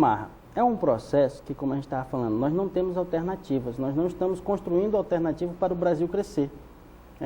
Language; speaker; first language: Portuguese; native; Portuguese